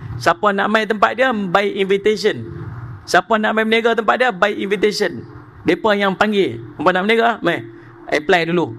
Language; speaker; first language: Malay; native; Malay